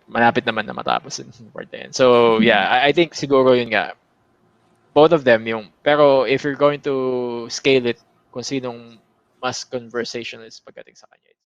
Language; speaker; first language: Filipino; native; Filipino